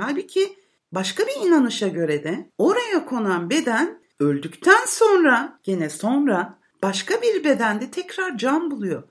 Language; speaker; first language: Turkish; native; Turkish